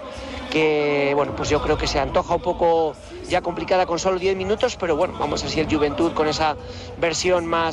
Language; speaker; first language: Spanish; native; Spanish